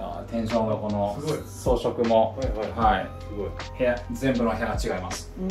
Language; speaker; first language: Japanese; native; Japanese